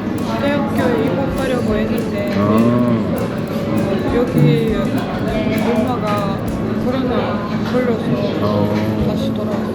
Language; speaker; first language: Korean; non-native, fluent; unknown